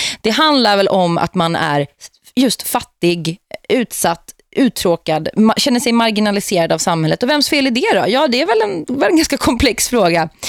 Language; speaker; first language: Swedish; native; Swedish